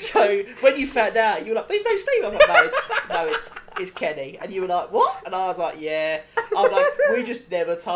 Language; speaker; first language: English; native; English